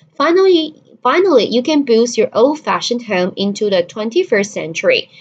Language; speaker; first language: English; non-native, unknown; Chinese